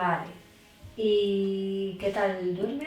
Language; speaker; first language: Spanish; native; Spanish